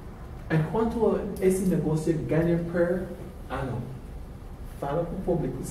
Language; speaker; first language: Portuguese; non-native, learner; English